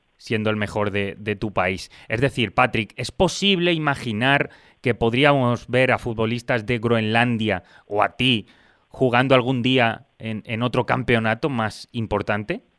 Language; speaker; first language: Spanish; native; Spanish